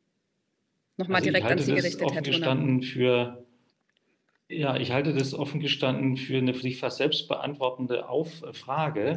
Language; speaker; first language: German; native; German